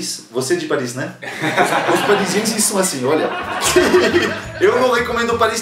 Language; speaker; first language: Portuguese; non-native, fluent; French